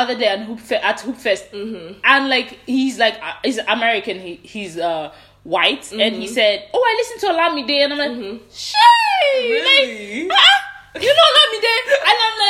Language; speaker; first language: English; non-native, local second language; Yoruba